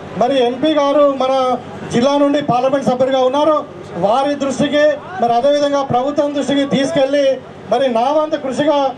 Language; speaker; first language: Telugu; native; Telugu